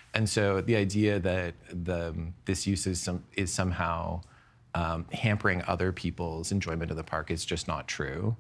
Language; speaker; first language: English; native; English